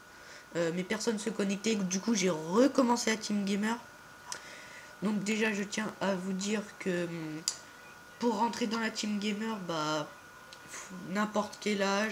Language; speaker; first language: French; native; French